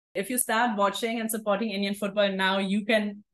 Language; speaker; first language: English; non-native, fluent; German